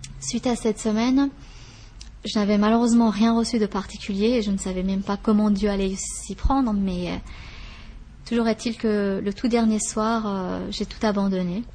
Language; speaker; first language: French; early bilingual, other home language; Persian